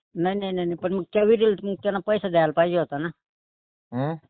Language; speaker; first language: Marathi; native; Marathi